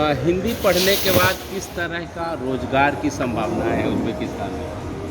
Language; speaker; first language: Hindi; native; Hindi